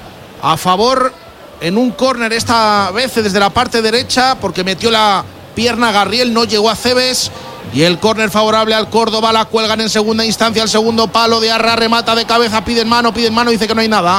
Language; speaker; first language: Spanish; native; Spanish